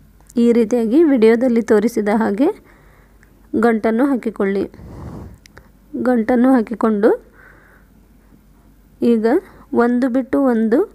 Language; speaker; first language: Kannada; native; Kannada